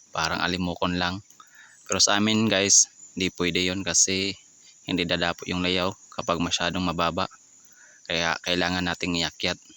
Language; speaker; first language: Filipino; non-native, local second language; Cebuano